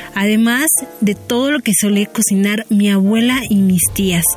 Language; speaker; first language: Spanish; native; Spanish